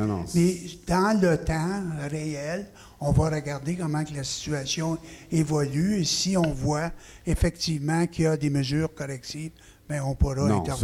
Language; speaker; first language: French; native; French